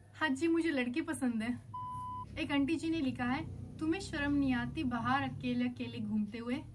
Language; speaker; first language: Hindi; early bilingual, heritage; Hindi